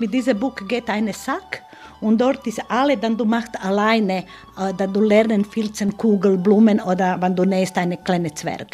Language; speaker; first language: German; non-native, learner; Croatian